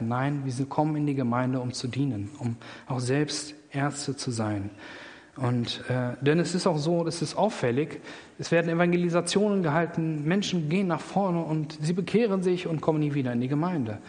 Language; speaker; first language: German; native; German